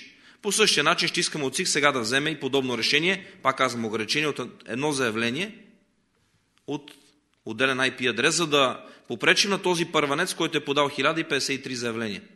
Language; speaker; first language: Bulgarian; native; Bulgarian